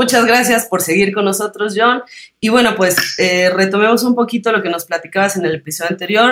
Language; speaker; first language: Spanish; native; Spanish